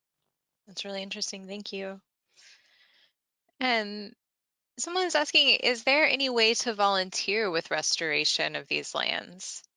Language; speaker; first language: English; native; English